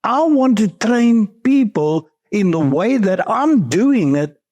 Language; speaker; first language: English; non-native, local second language; Afrikaans